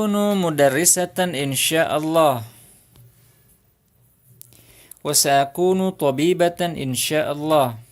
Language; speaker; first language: Arabic; non-native, fluent; Indonesian